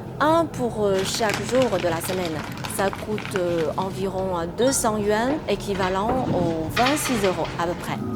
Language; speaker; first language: French; non-native, fluent; Chinese